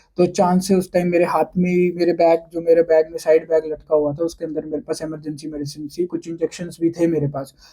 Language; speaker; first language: Hindi; native; Hindi